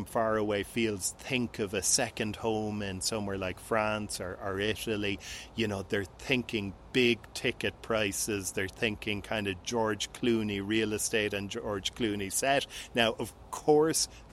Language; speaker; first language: English; native; English